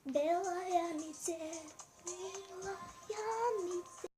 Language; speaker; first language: Russian; native; Russian